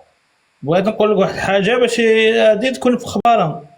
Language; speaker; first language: Arabic; native; Arabic